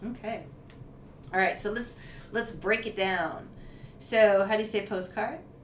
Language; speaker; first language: English; native; English